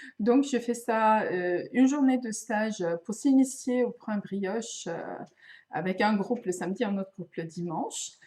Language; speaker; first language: French; non-native, fluent; Swedish